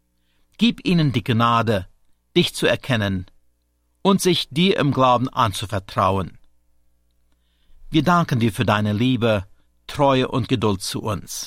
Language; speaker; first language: German; native; German